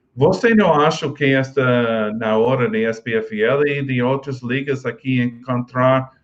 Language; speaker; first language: Portuguese; non-native, learner; English